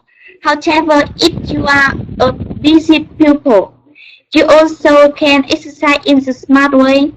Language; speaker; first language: English; non-native, learner; Vietnamese